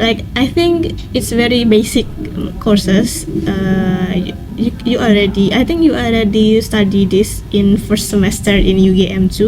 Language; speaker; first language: English; non-native, learner; Indonesian